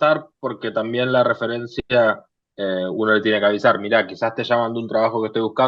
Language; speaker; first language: Spanish; native; Spanish